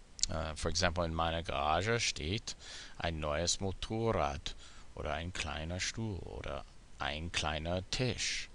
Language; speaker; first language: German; non-native, fluent; English